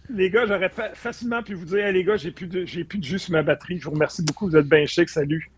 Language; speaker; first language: French; native; French